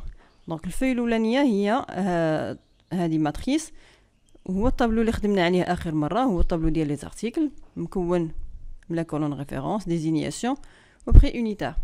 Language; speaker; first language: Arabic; native; Arabic